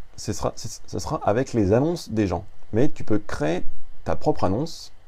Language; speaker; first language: French; native; French